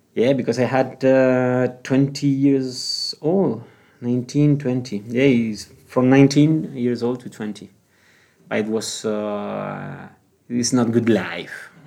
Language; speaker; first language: English; non-native, learner; Spanish